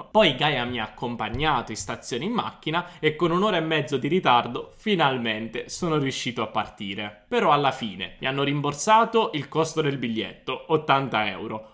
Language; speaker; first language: Italian; native; Italian